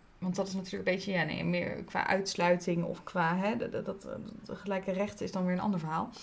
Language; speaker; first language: Dutch; native; Dutch